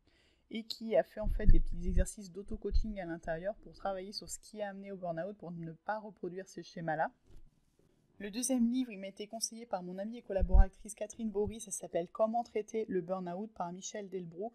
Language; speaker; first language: French; native; French